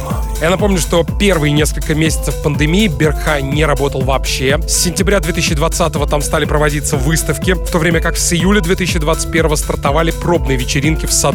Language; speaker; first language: Russian; native; Russian